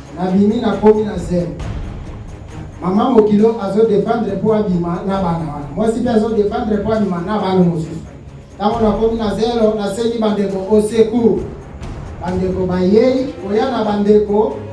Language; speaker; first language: Lingala; native; Lingala